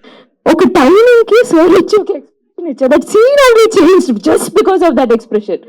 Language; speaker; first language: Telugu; non-native, local second language; Malayalam